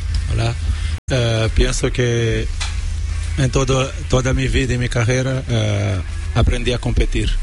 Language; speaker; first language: Spanish; non-native, fluent; Portuguese